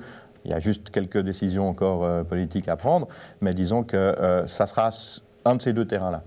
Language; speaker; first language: French; native; French